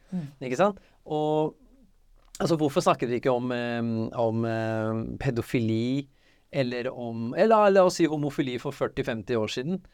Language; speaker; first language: Norwegian; early bilingual, other home language; Urdu